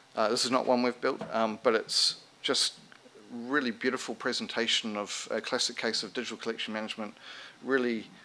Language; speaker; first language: English; native; English